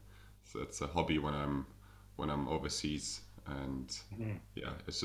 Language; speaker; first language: English; non-native, fluent; German